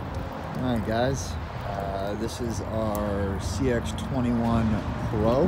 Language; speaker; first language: English; native; English